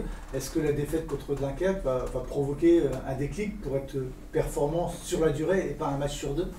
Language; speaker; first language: French; native; French